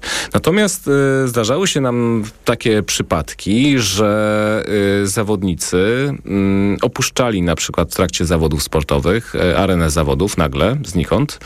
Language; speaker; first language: Polish; native; Polish